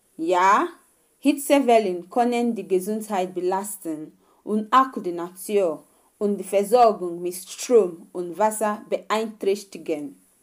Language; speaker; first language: German; non-native, fluent; Igbo